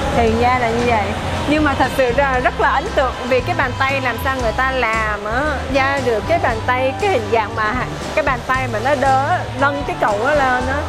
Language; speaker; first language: Vietnamese; early bilingual, heritage; Vietnamese